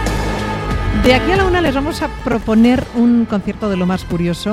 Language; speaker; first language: Spanish; native; Spanish